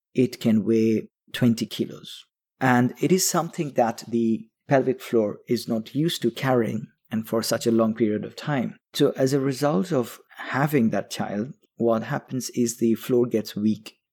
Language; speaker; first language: English; non-native, local second language; Bangla